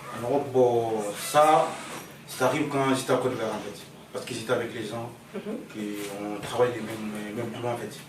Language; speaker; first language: French; non-native, local second language; Soninke